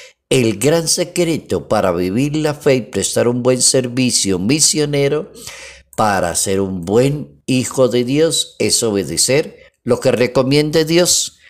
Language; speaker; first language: Spanish; native; Spanish